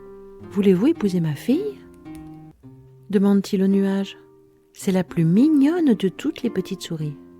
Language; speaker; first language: French; native; French